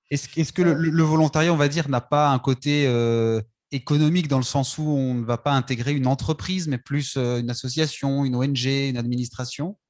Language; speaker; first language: French; native; French